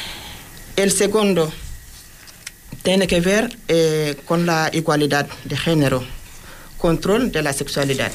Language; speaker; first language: Spanish; non-native, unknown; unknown